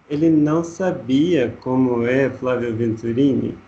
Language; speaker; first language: Portuguese; non-native, learner; Russian